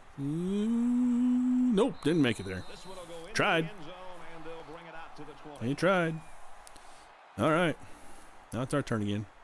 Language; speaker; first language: English; native; English